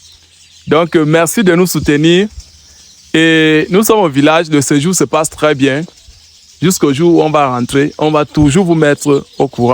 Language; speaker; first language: French; native; French